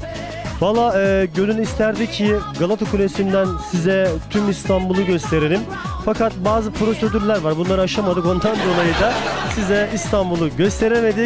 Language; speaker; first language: Turkish; native; Turkish